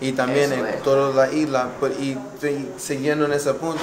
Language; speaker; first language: Spanish; non-native, learner; English